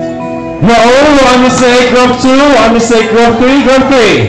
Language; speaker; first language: English; non-native, local second language; Filipino